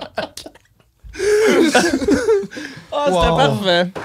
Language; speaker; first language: French; native; French